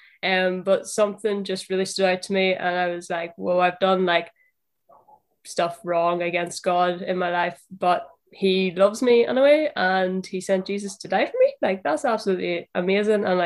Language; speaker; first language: English; native; English